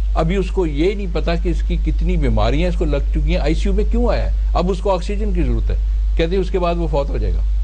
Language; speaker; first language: Urdu; non-native, local second language; Punjabi